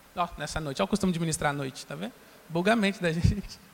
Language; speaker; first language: Portuguese; native; Portuguese